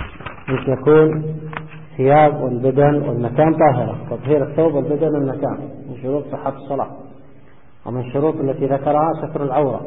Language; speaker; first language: Arabic; native; Arabic